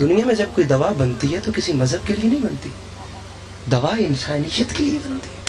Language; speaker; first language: Urdu; native; Urdu